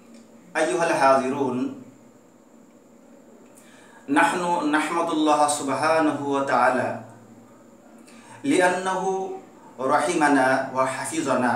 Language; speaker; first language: Arabic; non-native, fluent; Bangla